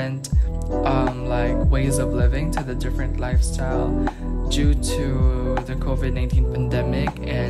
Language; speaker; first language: English; non-native, local second language; Filipino